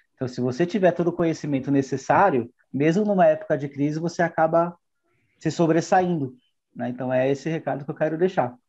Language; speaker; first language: Portuguese; native; Portuguese